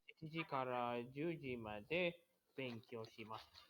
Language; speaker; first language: Japanese; non-native, learner; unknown